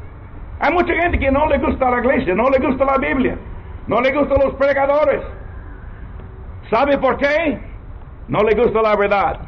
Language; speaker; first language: Spanish; non-native, learner; English